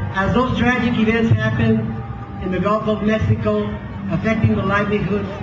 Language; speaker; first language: English; non-native, fluent; Spanish